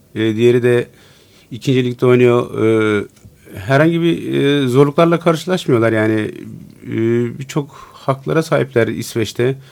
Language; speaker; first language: Turkish; non-native, local second language; Turoyo